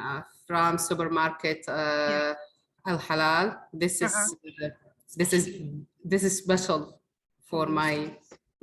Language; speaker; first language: English; non-native, learner; Arabic